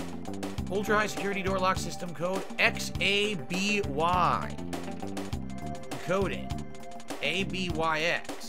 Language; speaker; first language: English; native; English